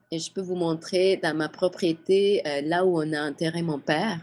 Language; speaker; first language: French; native; French